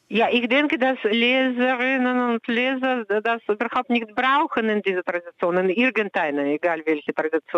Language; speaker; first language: German; non-native, fluent; Russian